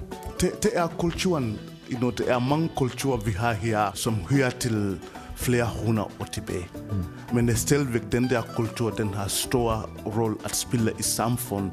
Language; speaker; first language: Danish; non-native, fluent; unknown